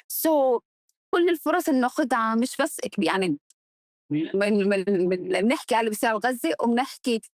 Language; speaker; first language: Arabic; early bilingual, heritage; Arabic